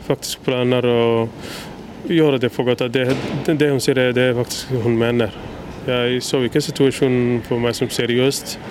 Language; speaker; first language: Norwegian; early bilingual, other home language; Somali